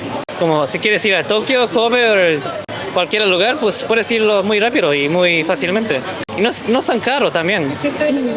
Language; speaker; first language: Spanish; early bilingual, heritage; Spanish